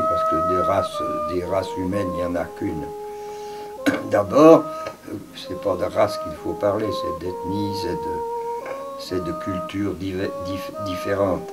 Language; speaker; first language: French; native; French